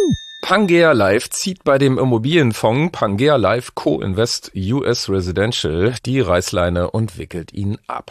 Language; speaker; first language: German; native; German